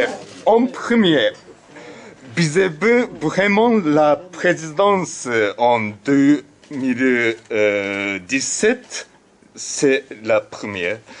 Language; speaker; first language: French; non-native, learner; Japanese